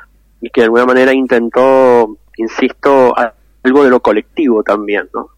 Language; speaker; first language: Spanish; native; Spanish